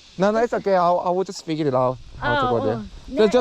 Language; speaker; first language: English; non-native, learner; Korean